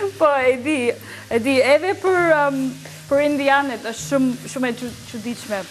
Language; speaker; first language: Albanian; non-native, learner; English